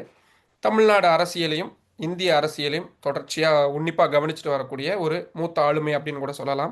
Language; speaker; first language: Tamil; native; Tamil